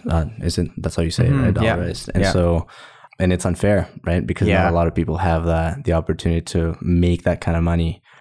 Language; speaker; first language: English; early bilingual, other home language; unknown